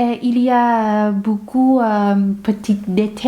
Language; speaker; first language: French; non-native, learner; Thai